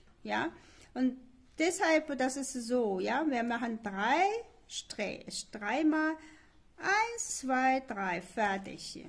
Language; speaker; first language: German; non-native, learner; Chinese